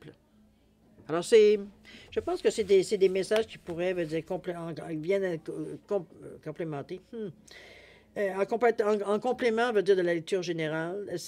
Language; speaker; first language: French; native; French